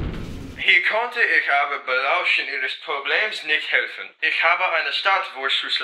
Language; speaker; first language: German; non-native, learner; English